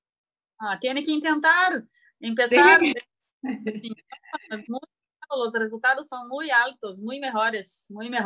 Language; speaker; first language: Spanish; non-native, learner; Portuguese